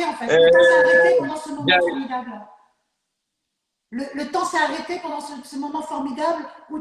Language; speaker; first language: French; native; French